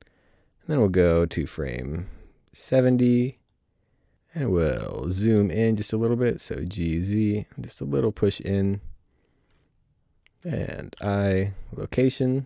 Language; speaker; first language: English; native; English